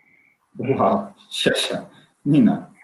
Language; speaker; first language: Chinese; non-native, learner; Swedish